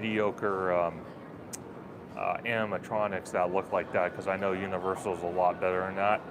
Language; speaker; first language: English; native; English